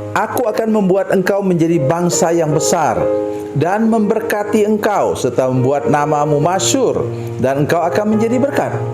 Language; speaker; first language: Indonesian; native; Indonesian